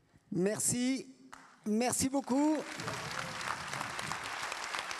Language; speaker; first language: French; native; French